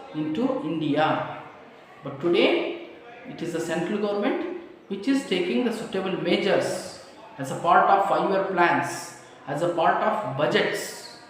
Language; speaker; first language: English; non-native, local second language; Kannada